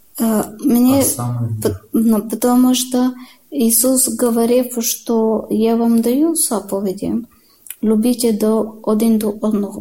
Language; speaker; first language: Ukrainian; non-native, learner; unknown